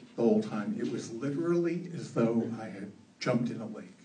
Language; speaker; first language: English; native; English